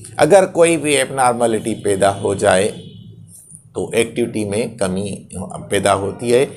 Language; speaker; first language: Urdu; non-native, local second language; Sindhi